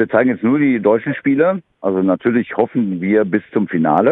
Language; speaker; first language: German; native; German